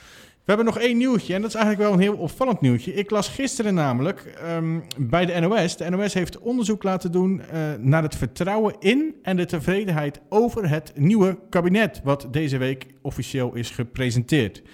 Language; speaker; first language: Dutch; native; Dutch